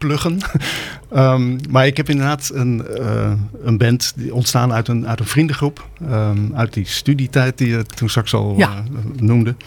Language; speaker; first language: Dutch; native; Dutch